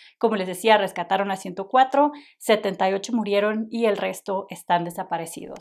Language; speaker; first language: Spanish; native; Spanish